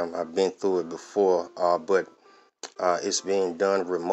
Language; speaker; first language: English; native; English